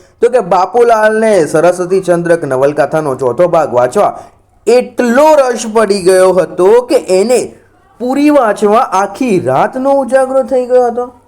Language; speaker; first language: Gujarati; non-native, local second language; Marathi